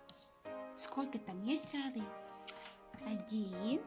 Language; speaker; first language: Russian; non-native, fluent; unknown